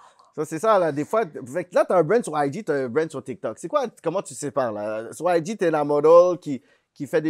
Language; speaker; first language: French; native; French